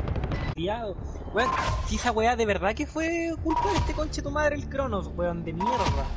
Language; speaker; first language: Spanish; native; Spanish